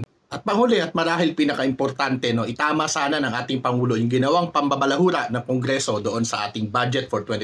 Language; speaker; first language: Filipino; native; Filipino